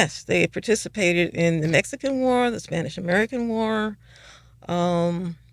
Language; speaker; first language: English; native; English